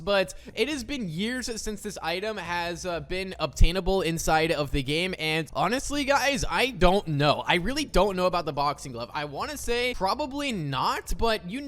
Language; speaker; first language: English; native; English